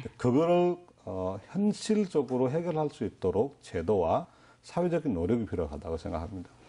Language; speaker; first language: Korean; non-native, fluent; Nepali